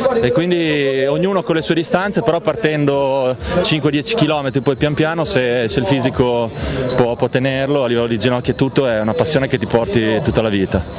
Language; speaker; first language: Italian; native; Italian